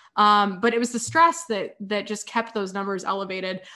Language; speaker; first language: English; native; English